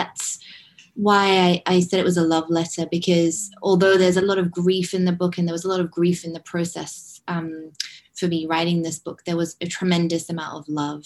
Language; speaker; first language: English; native; English